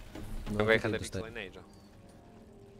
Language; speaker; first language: Polish; native; Polish